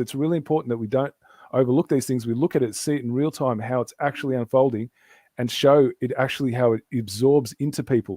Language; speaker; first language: English; native; English